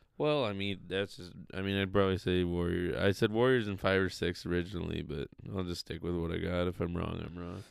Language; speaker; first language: English; native; English